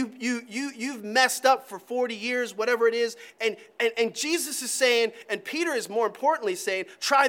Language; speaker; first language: English; native; English